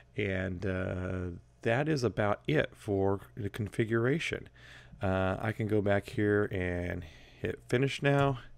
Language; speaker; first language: English; native; English